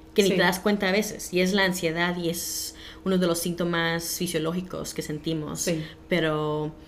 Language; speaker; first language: Spanish; early bilingual, heritage; Spanish